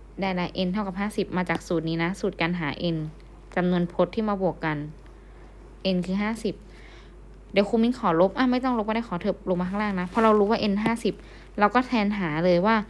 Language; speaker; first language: Thai; native; Thai